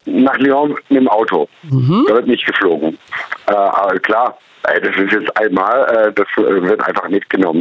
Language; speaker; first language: German; native; German